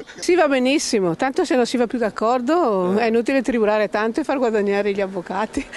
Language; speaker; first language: Italian; native; Italian